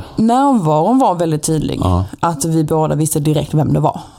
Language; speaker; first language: Swedish; native; Swedish